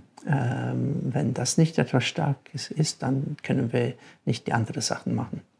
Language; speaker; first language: German; non-native, fluent; English